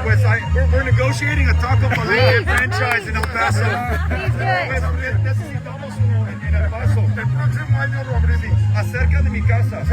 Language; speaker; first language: Spanish; early bilingual, heritage; Spanish